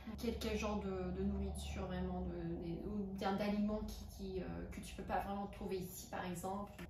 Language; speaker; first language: French; non-native, fluent; Bulgarian